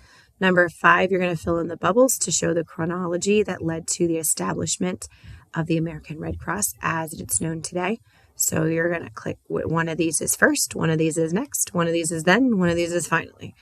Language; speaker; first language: English; native; English